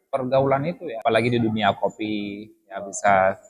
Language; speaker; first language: Indonesian; non-native, fluent; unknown